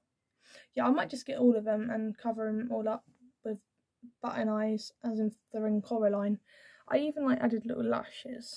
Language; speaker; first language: English; native; English